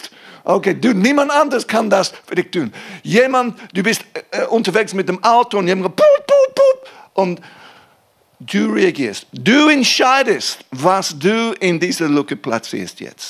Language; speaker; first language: German; non-native, fluent; English